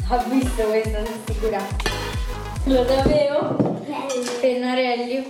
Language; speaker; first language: Italian; native; Italian